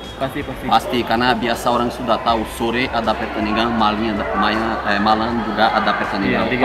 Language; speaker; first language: Indonesian; non-native, fluent; Portuguese